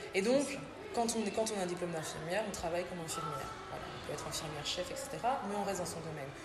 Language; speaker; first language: French; native; French